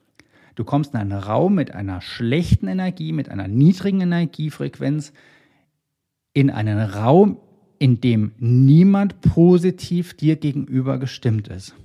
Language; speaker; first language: German; native; German